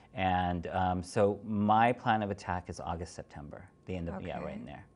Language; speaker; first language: English; native; English